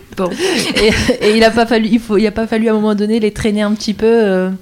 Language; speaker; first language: French; native; French